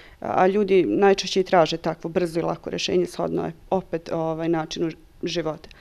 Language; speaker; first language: Serbian; native; Serbian